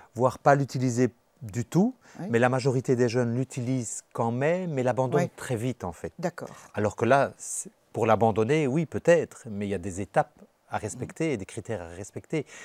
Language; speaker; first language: French; native; French